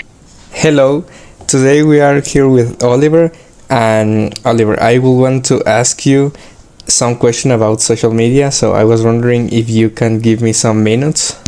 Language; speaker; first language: English; non-native, learner; Spanish